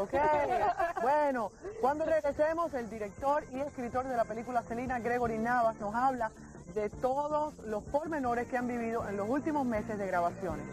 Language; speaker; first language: Spanish; native; Spanish